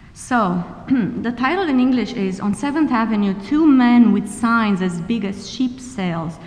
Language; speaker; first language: English; non-native, fluent; Romanian